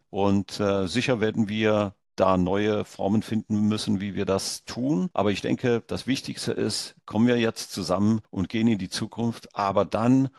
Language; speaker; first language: German; early bilingual, heritage; German